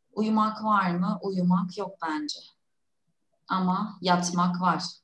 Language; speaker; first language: Turkish; native; Turkish